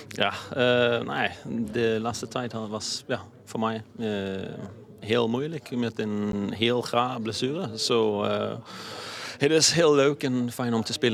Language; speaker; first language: Dutch; non-native, fluent; Danish